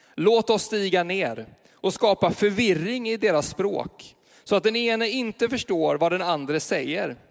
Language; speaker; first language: Swedish; native; Swedish